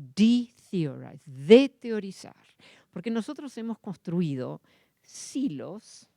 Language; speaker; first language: Spanish; non-native, fluent; Dutch